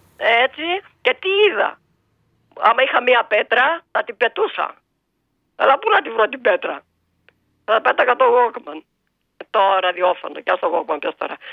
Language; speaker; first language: Greek; native; Greek